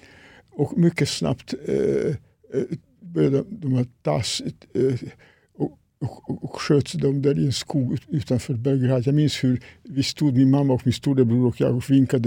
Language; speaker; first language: Swedish; non-native, fluent; Serbian